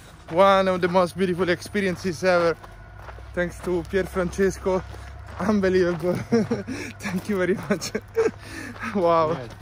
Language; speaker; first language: English; non-native, fluent; Italian